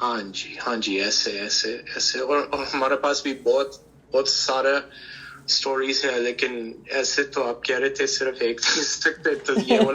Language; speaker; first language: Hindi; early bilingual, heritage; Hindi